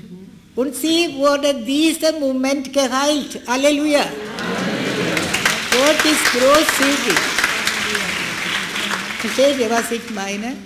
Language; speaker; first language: German; non-native, fluent; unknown